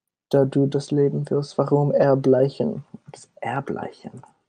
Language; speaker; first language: German; non-native, learner; English